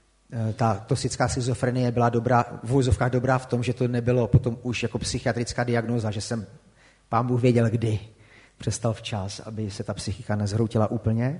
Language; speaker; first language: Czech; native; Czech